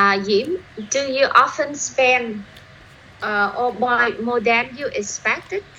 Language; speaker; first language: English; non-native, fluent; Vietnamese